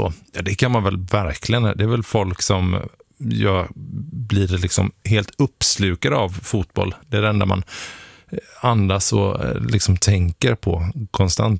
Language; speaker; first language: Swedish; native; Swedish